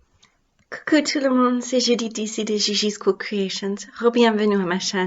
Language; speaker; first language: French; non-native, learner; English